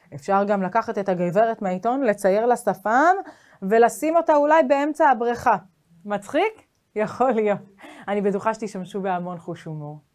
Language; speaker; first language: Hebrew; native; Hebrew